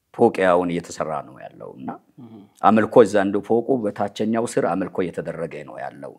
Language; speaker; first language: Amharic; non-native, local second language; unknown